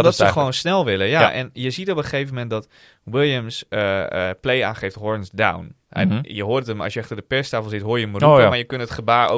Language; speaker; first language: Dutch; native; Dutch